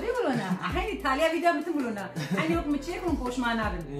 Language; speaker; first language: German; non-native, learner; Kurdish